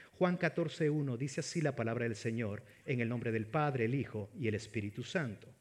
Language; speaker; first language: Spanish; native; Spanish